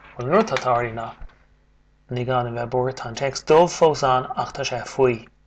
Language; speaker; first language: Irish; native; Irish